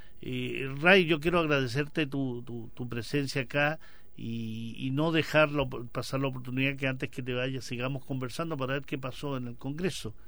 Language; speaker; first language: Spanish; native; Spanish